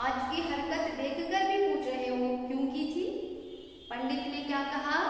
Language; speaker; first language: Hindi; non-native, local second language; Kannada